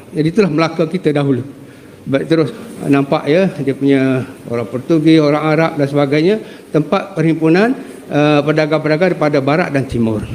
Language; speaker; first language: Malay; native; Malay